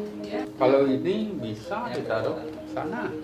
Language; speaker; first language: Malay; non-native, local second language; Balinese